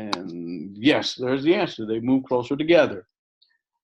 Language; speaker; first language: English; native; English